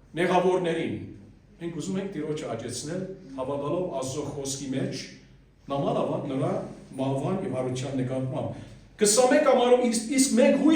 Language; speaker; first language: Armenian; early bilingual, heritage; Armenian